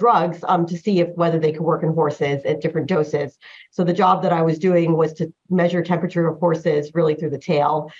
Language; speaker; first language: English; early bilingual, other home language; Chinese